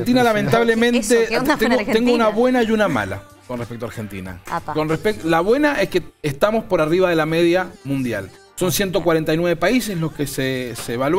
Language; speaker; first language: Spanish; native; Spanish